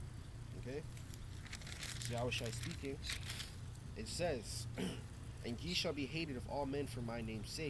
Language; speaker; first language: English; native; English